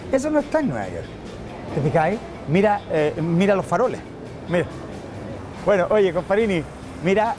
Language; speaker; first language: Spanish; native; Spanish